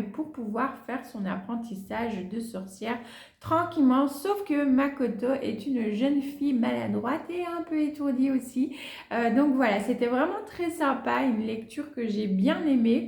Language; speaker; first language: French; native; French